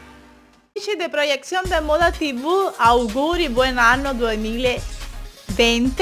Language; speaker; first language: Italian; non-native, fluent; Spanish